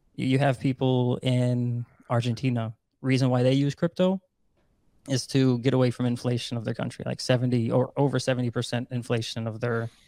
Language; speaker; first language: English; non-native, fluent; Dutch